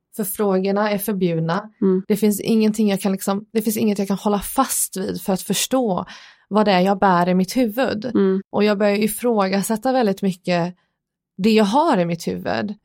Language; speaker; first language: Swedish; early bilingual, other home language; Persian